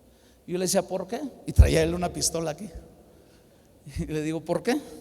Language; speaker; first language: Spanish; native; Spanish